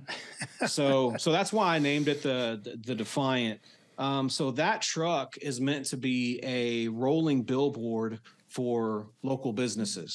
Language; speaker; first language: English; native; English